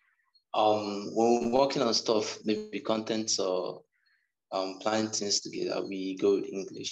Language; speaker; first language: English; non-native, local second language; Igbo